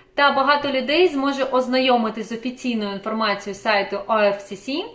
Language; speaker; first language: Ukrainian; non-native, local second language; Russian